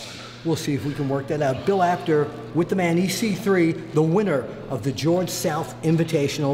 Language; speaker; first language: English; native; English